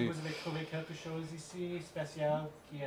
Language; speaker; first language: French; non-native, local second language; English